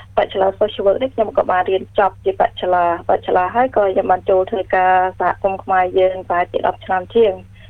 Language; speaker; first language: Khmer; early bilingual, heritage; Khmer